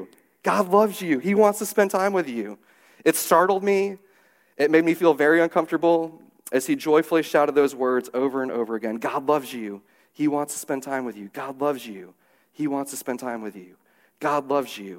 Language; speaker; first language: English; native; English